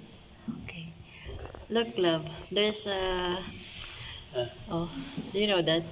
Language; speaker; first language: English; non-native, fluent; Filipino